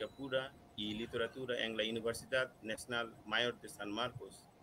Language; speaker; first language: Spanish; non-native, learner; Bangla